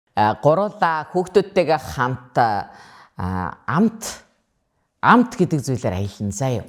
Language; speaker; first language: Mongolian; native; Mongolian